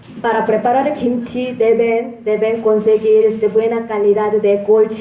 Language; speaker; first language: Spanish; non-native, fluent; Korean